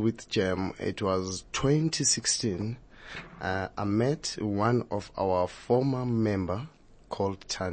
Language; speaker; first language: English; non-native, local second language; Zulu